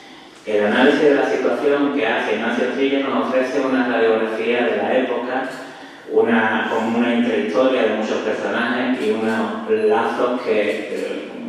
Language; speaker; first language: Spanish; native; Spanish